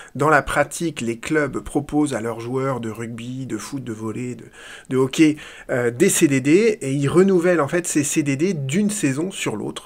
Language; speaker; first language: French; native; French